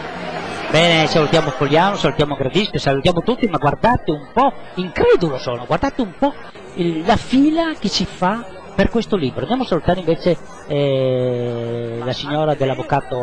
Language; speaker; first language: Italian; native; Italian